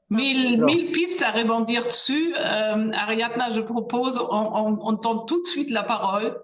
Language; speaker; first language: French; non-native, fluent; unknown